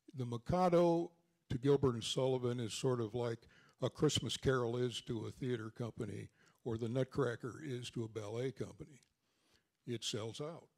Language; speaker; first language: English; native; English